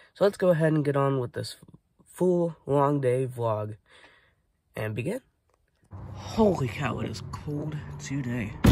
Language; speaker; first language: English; native; English